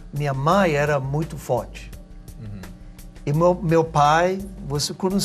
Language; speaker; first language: Portuguese; non-native, learner; English